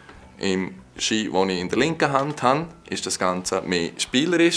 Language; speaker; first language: German; native; German